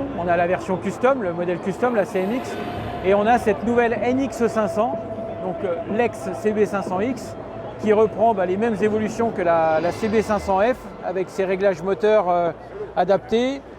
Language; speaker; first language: French; native; French